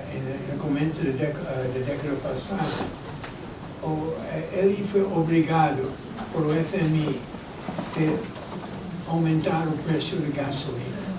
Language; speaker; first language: Portuguese; non-native, fluent; Spanish